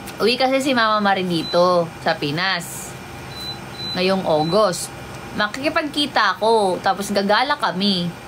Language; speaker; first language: Filipino; non-native, local second language; Waray